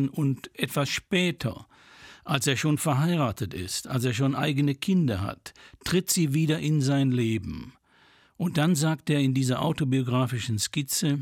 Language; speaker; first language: German; native; German